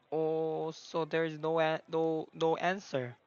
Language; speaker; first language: English; non-native, learner; Korean